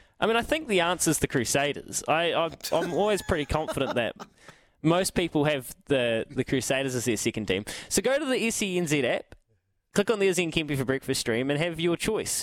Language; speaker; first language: English; native; English